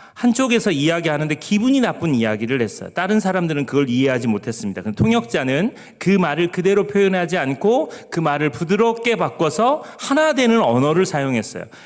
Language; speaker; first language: Korean; native; Korean